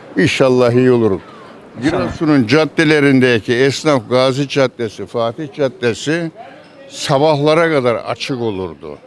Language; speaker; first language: Turkish; native; Turkish